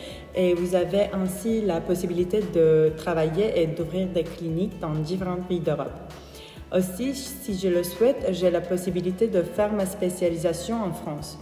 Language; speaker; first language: French; non-native, fluent; Turkish